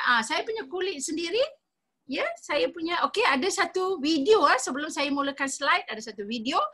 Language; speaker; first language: Malay; non-native, local second language; Tamil